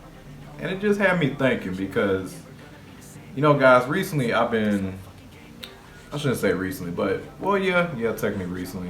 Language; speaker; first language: English; native; English